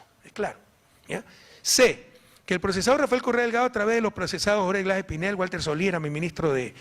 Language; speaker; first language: Spanish; native; Spanish